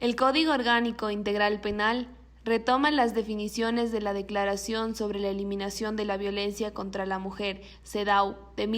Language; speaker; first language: Spanish; native; Spanish